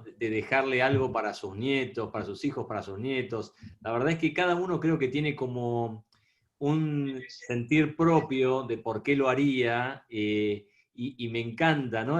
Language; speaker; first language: Spanish; native; Spanish